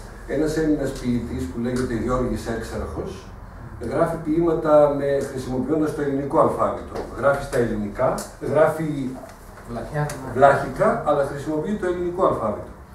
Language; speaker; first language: Greek; non-native, local second language; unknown